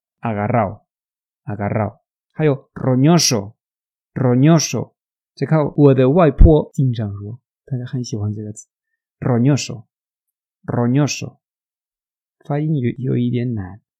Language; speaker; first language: Chinese; non-native, fluent; Spanish